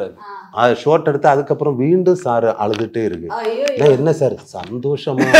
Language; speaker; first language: Tamil; non-native, learner; Malayalam